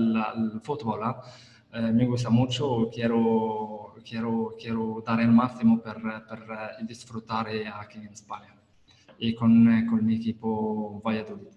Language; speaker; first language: Spanish; non-native, learner; Italian